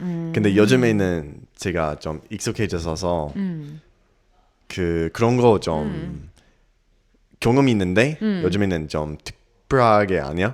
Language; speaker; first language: Korean; non-native, learner; English